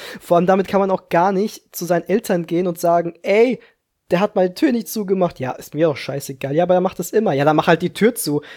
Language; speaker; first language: German; early bilingual, other home language; Slovak